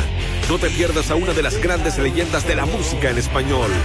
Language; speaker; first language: Spanish; native; Spanish